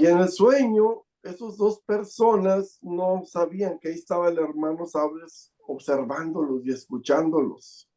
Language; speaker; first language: Spanish; native; Spanish